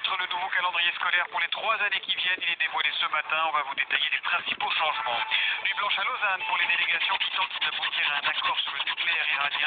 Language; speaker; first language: French; native; French